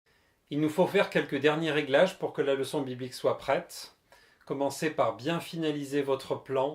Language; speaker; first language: French; native; French